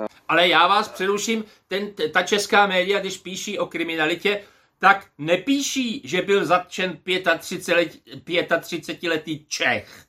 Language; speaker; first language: Czech; native; Czech